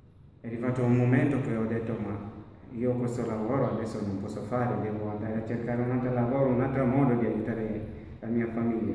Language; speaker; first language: Italian; non-native, learner; Masai